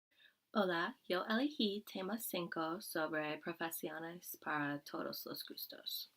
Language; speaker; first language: Spanish; non-native, learner; English